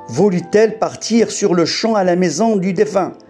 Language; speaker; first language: French; non-native, local second language; Arabic